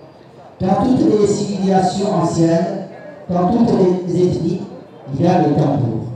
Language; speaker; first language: French; non-native, fluent; Chinese